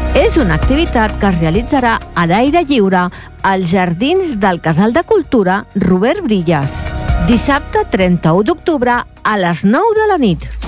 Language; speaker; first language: Catalan; native; Catalan